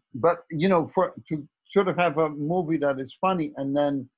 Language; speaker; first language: English; non-native, fluent; Dutch